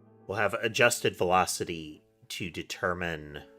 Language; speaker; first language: English; native; English